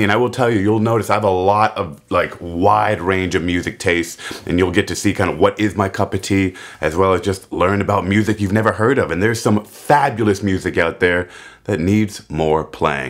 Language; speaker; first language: English; native; English